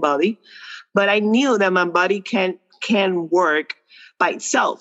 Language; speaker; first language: English; non-native, fluent; Spanish